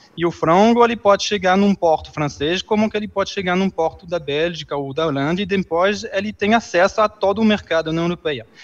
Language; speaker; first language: Portuguese; non-native, fluent; French